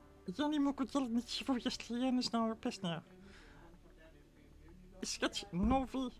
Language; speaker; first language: Russian; non-native, learner; English